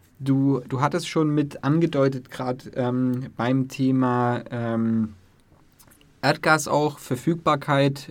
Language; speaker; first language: German; native; German